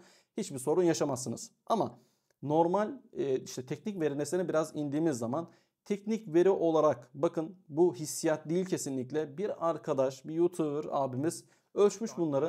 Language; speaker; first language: Turkish; native; Turkish